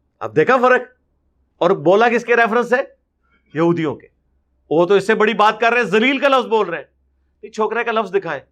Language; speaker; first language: Urdu; non-native, local second language; Punjabi